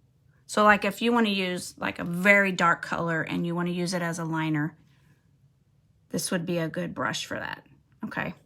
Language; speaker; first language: English; native; English